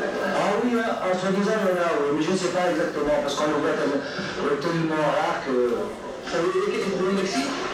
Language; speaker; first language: French; non-native, fluent; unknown